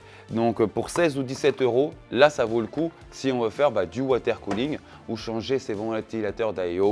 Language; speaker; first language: French; native; French